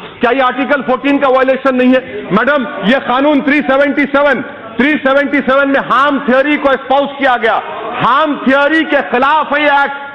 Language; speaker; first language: Urdu; native; Urdu